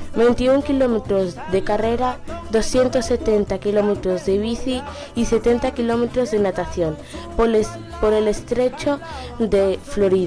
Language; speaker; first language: Spanish; non-native, learner; French